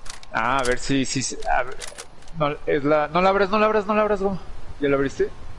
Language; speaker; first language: Spanish; native; Spanish